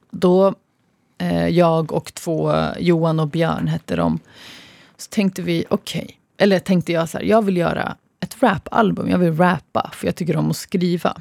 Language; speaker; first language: Swedish; early bilingual, other home language; Arabic